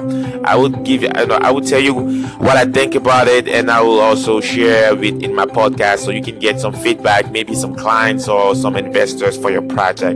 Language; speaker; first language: English; non-native, local second language; French